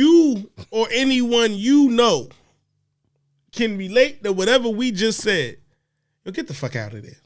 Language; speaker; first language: English; native; English